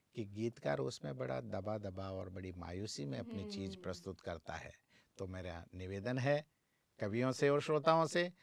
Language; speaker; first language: Hindi; native; Hindi